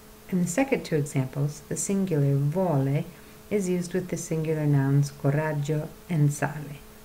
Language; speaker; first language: English; native; English